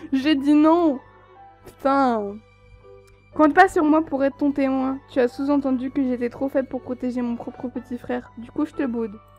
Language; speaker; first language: French; native; French